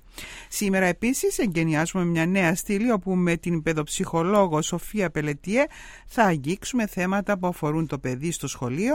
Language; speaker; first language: Greek; native; Greek